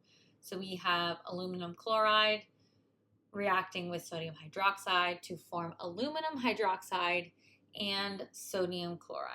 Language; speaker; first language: English; native; English